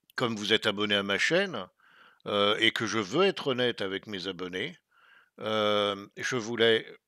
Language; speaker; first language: French; native; French